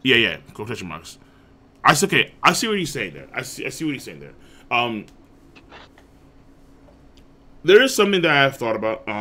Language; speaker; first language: English; native; English